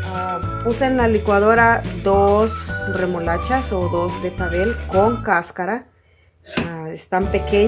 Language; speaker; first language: Spanish; native; Spanish